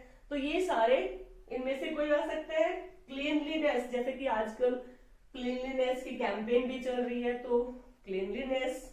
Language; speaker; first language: Hindi; native; Hindi